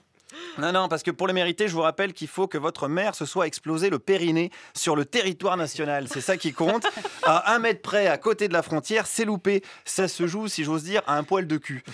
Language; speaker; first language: French; native; French